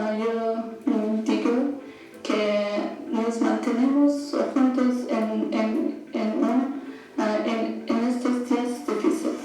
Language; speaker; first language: Spanish; non-native, learner; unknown